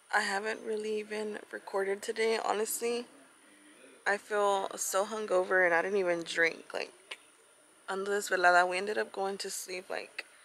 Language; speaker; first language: English; early bilingual, other home language; Spanish